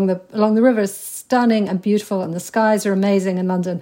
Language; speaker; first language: English; native; English